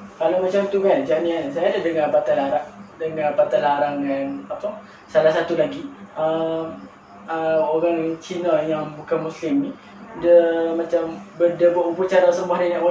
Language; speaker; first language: Malay; native; Malay